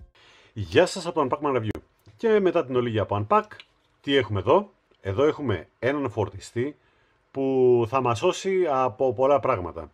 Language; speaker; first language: Greek; native; Greek